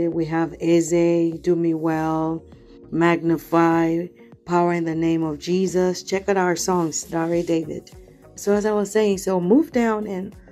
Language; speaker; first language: English; non-native, local second language; Yoruba